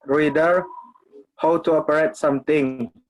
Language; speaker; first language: English; non-native, learner; Indonesian